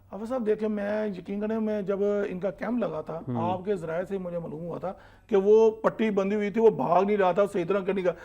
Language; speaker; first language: Urdu; non-native, local second language; Punjabi